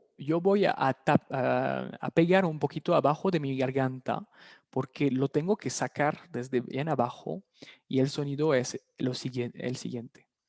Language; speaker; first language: Spanish; non-native, fluent; French